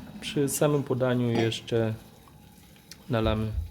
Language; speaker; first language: Polish; non-native, fluent; Vietnamese